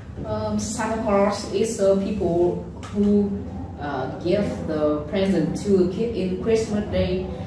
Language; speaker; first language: English; non-native, learner; Vietnamese